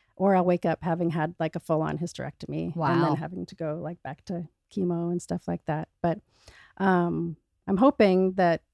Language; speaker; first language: English; native; English